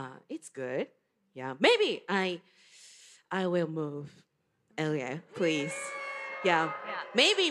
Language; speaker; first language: English; non-native, learner; Japanese